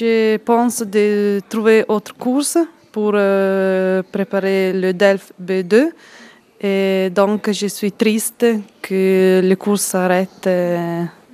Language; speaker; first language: French; non-native, learner; Italian